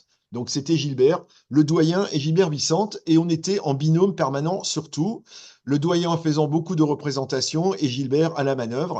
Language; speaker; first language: French; native; French